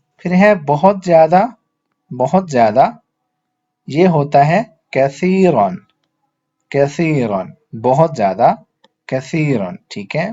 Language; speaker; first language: Urdu; native; Urdu